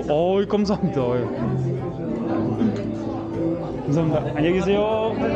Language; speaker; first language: Korean; non-native, fluent; Russian